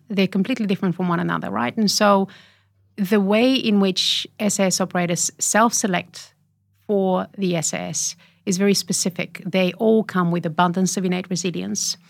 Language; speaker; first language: English; non-native, fluent; Bulgarian